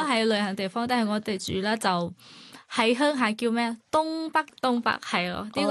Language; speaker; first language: Cantonese; non-native, fluent; Thai